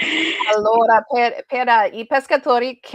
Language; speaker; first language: Italian; non-native, learner; English